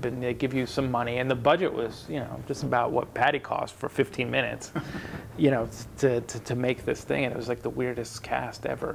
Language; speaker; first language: English; native; English